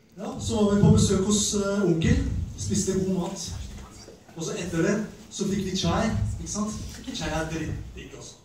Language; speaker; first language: Norwegian; early bilingual, other home language; Albanian